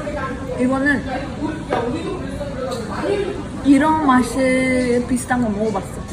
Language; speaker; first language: Korean; non-native, fluent; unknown